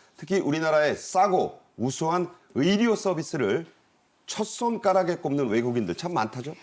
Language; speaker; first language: Korean; native; Korean